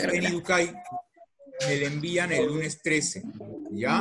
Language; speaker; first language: Spanish; native; Spanish